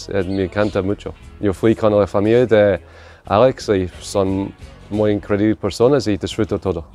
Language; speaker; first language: Spanish; non-native, learner; English